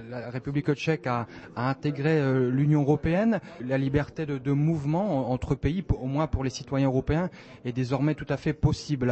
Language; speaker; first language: French; native; French